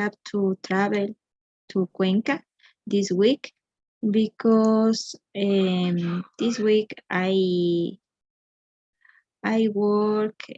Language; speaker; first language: English; non-native, learner; Spanish